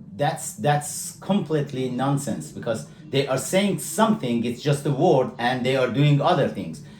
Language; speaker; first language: English; non-native, fluent; Persian